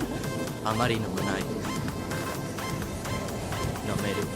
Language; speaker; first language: Japanese; non-native, learner; Spanish